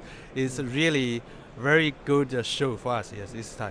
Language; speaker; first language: English; non-native, fluent; Chinese